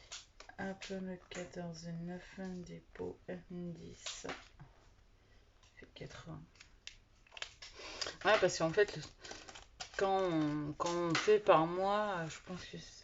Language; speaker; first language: French; native; French